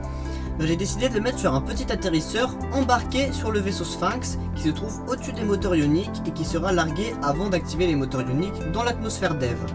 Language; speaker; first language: French; native; French